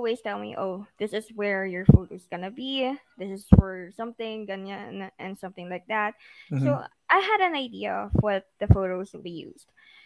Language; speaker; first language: English; non-native, local second language; Filipino